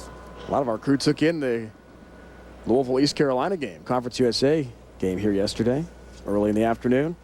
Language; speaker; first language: English; native; English